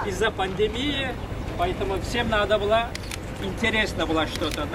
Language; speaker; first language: Russian; non-native, fluent; Turkish